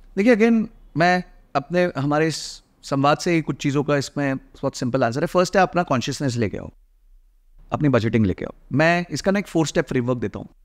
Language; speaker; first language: Hindi; native; Hindi